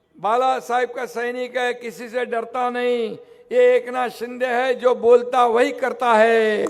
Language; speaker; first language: Hindi; non-native, local second language; Marathi